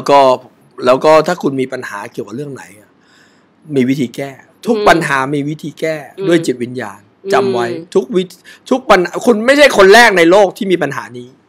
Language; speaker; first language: Thai; native; Thai